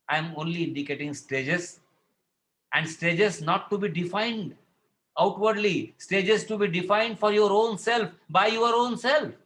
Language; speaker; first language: English; non-native, local second language; Marathi